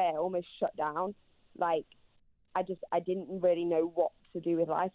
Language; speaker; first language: English; native; English